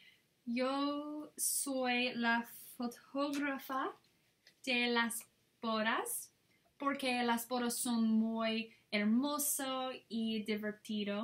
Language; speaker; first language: Spanish; non-native, learner; English